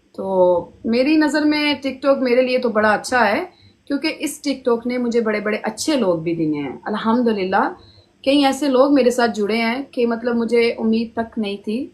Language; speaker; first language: Urdu; early bilingual, heritage; Hindi